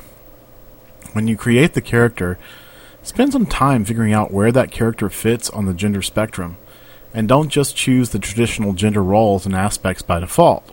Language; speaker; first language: English; native; English